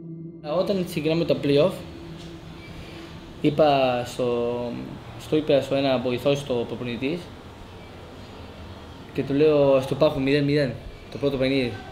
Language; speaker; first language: Greek; non-native, fluent; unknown